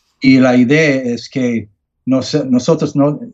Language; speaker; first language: Spanish; non-native, learner; English